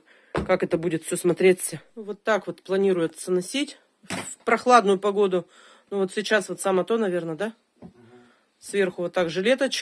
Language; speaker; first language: Russian; native; Russian